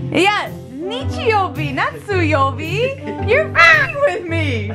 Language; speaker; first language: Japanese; non-native, learner; English